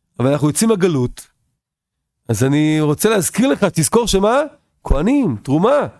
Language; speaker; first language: Hebrew; native; Hebrew